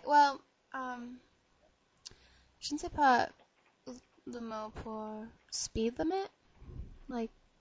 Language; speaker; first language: French; non-native, learner; English